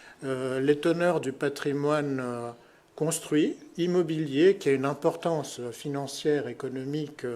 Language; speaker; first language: French; native; French